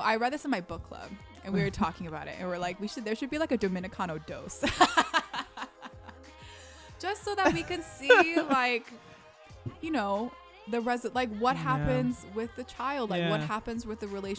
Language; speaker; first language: English; early bilingual, other home language; Korean